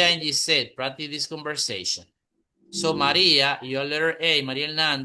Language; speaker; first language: English; non-native, fluent; Spanish